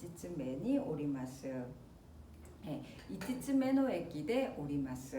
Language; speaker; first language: Japanese; non-native, fluent; Korean